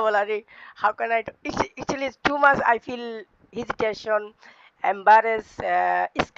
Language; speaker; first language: English; non-native, learner; Bangla